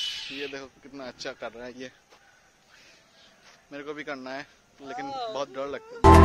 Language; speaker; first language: Hindi; non-native, local second language; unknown